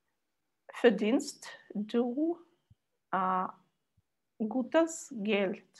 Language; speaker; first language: German; non-native, learner; Russian